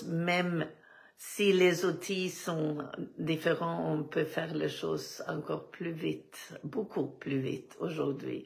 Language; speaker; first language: French; non-native, fluent; Swedish